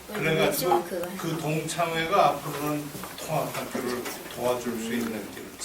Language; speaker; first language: Korean; native; Korean